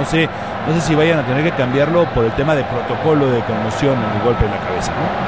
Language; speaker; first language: Spanish; native; Spanish